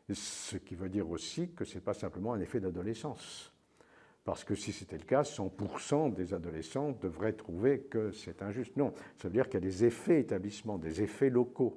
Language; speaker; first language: French; native; French